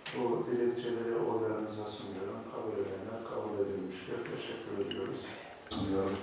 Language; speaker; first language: Turkish; native; Turkish